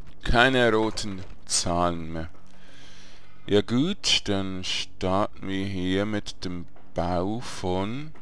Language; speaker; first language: German; native; German